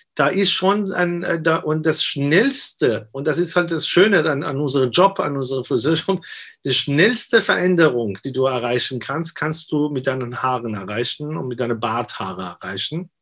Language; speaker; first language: German; non-native, fluent; Persian